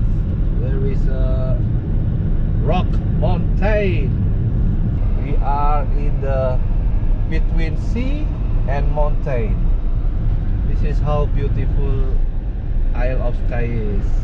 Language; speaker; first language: English; non-native, learner; Indonesian